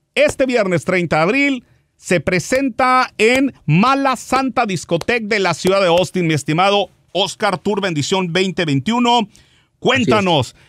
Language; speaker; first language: Spanish; native; Spanish